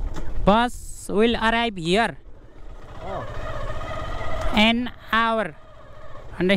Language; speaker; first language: English; non-native, learner; Nepali